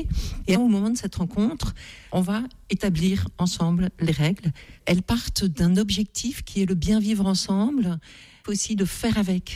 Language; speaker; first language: French; native; French